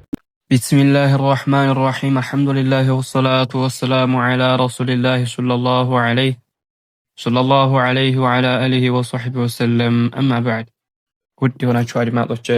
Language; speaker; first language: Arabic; non-native, fluent; Amharic